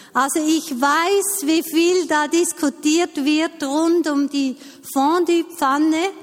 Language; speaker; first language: German; native; German